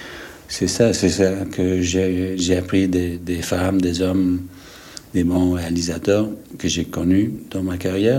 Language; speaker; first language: French; non-native, fluent; English